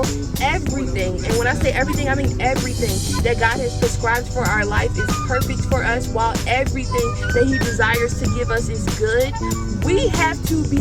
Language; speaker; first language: English; native; English